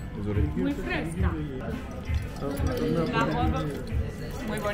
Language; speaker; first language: Spanish; non-native, learner; French